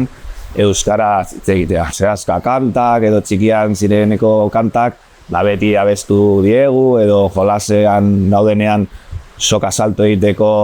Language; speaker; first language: Basque; non-native, local second language; Spanish